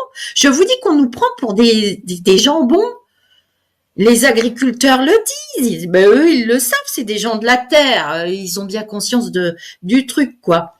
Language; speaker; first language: French; native; French